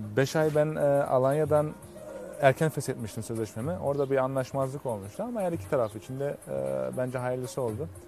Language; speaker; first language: Turkish; early bilingual, heritage; Turkish